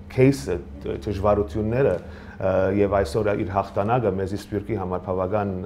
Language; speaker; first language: Armenian; early bilingual, other home language; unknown